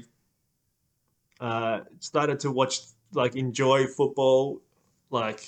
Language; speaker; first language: English; native; English